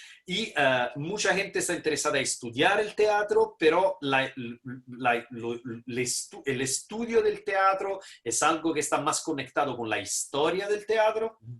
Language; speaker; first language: Spanish; non-native, fluent; Italian